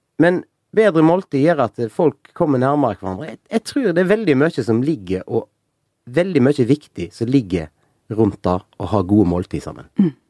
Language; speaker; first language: Norwegian; native; Norwegian